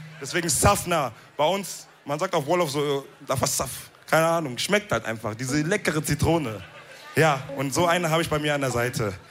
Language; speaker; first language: German; early bilingual, other home language; Wolof